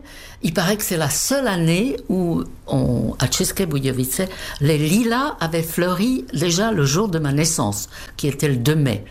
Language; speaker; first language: French; non-native, fluent; Czech